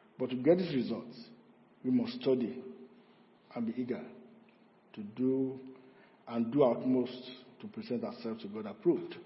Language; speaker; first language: English; non-native, local second language; Yoruba